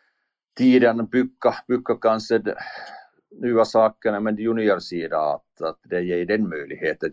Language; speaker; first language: Swedish; non-native, learner; Finnish